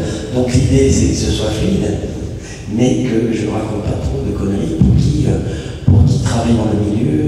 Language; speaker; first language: French; native; French